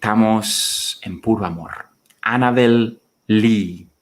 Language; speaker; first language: Spanish; native; Spanish